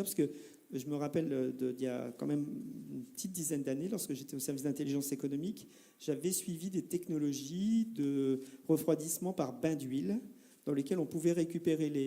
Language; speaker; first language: French; native; French